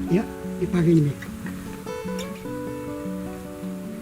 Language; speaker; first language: French; non-native, local second language; Malagasy